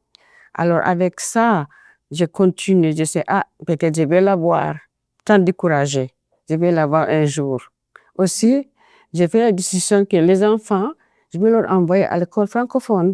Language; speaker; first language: French; non-native, fluent; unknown